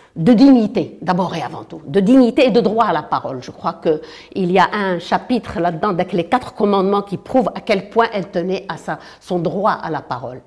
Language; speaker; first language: French; non-native, local second language; Arabic